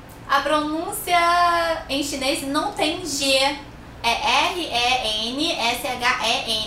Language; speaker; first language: Portuguese; non-native, fluent; Chinese